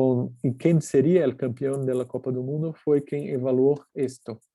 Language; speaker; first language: Spanish; non-native, fluent; Portuguese